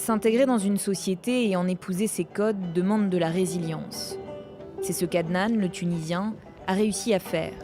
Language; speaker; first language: French; native; French